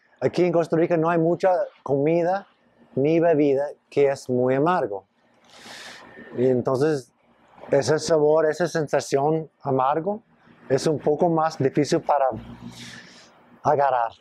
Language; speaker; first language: Spanish; non-native, fluent; English